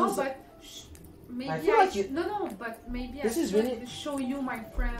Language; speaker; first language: English; non-native, learner; French